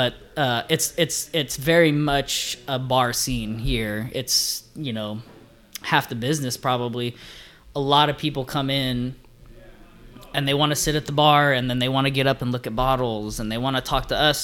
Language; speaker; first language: English; native; English